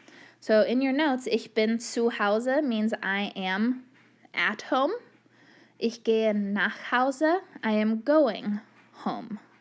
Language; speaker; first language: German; non-native, fluent; English